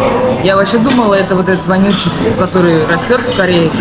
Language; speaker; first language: Russian; native; Russian